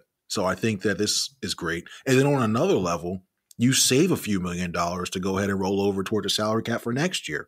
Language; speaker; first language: English; native; English